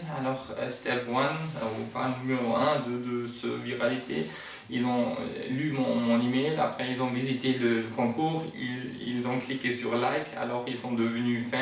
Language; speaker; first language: French; non-native, fluent; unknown